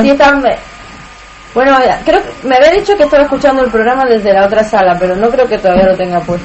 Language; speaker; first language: Spanish; native; Spanish